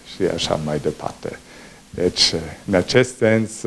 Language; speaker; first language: Romanian; non-native, fluent; German